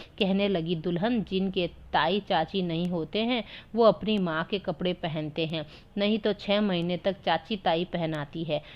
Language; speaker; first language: Hindi; native; Hindi